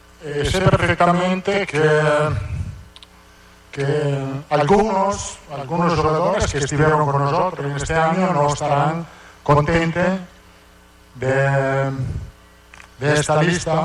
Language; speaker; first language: Spanish; non-native, fluent; Italian